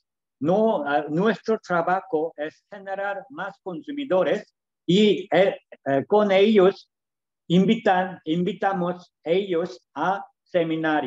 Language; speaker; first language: Spanish; non-native, learner; Korean